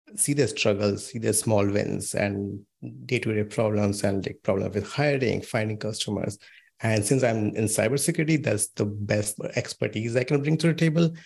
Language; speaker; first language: English; non-native, local second language; Hindi